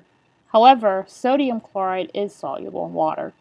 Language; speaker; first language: English; native; English